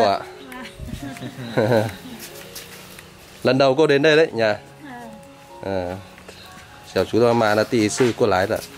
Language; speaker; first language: Chinese; non-native, learner; Vietnamese